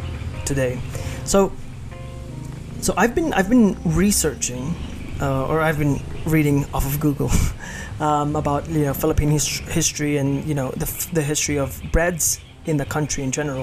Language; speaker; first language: English; non-native, local second language; Hiligaynon